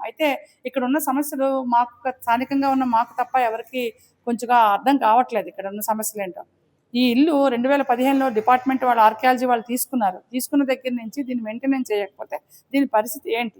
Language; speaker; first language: Telugu; native; Telugu